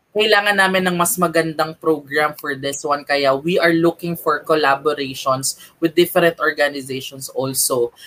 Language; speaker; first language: English; non-native, local second language; Filipino